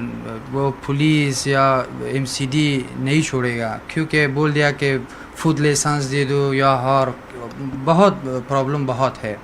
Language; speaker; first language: Hindi; non-native, learner; Persian